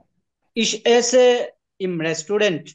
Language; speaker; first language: German; non-native, learner; Bangla